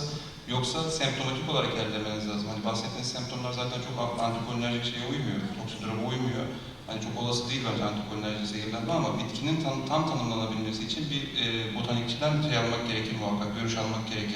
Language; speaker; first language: Turkish; native; Turkish